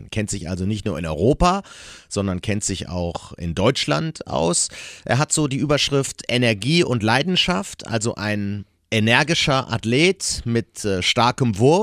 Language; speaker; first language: German; native; German